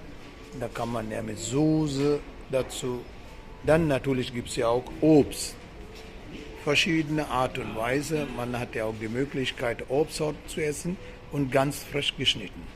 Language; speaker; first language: German; non-native, fluent; Sinhala